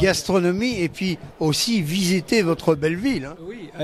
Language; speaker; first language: French; native; French